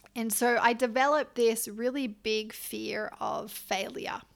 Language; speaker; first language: English; native; English